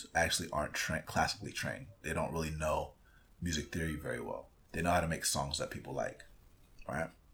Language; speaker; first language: English; early bilingual, other home language; Spanish